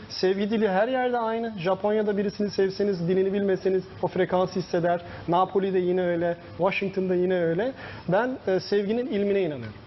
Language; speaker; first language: Turkish; early bilingual, heritage; Turkish